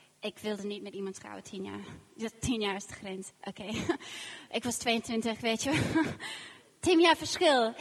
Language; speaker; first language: Dutch; non-native, fluent; English